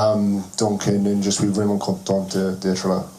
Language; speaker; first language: French; non-native, fluent; English